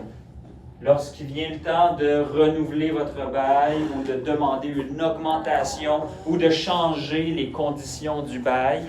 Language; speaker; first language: French; native; French